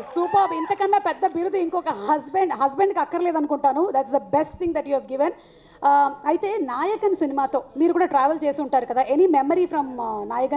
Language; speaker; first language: Telugu; native; Telugu